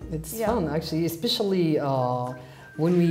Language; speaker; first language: English; non-native, fluent; Arabic